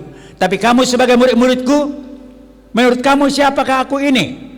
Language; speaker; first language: Indonesian; native; Indonesian